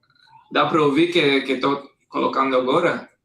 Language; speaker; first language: Portuguese; non-native, fluent; Hebrew